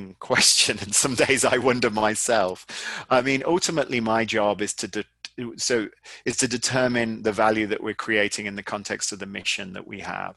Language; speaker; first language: English; native; English